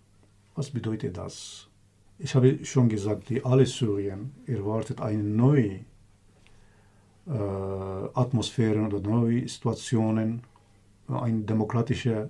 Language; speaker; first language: German; non-native, learner; Kurdish